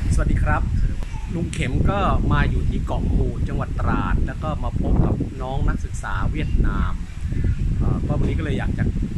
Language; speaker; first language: Thai; native; Thai